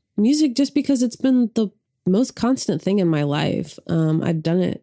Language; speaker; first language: English; native; English